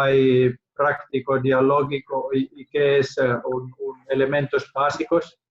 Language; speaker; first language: Spanish; non-native, learner; Finnish